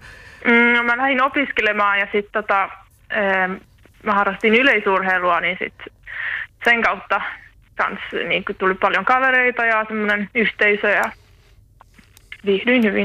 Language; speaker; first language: Finnish; native; Finnish